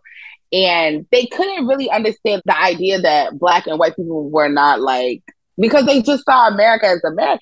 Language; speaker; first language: English; native; English